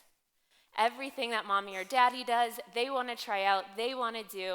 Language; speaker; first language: English; native; English